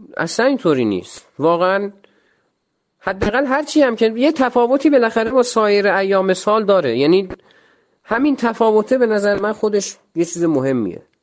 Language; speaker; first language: Persian; native; Persian